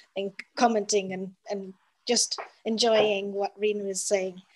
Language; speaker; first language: English; non-native, fluent; Norwegian